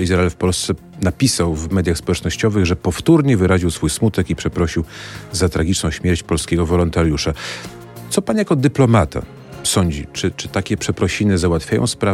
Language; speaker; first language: Polish; native; Polish